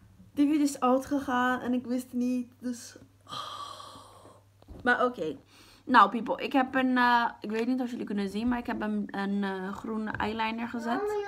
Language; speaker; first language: Dutch; early bilingual, other home language; Portuguese